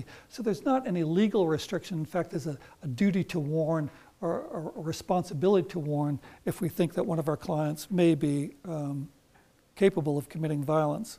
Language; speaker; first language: English; native; English